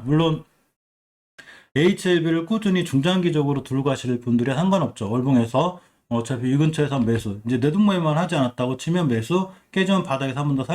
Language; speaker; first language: Korean; native; Korean